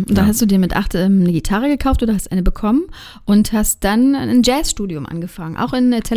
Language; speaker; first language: German; native; German